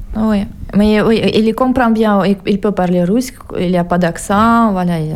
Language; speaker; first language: French; non-native, fluent; Russian